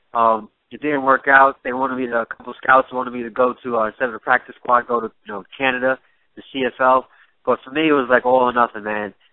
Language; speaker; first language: English; native; English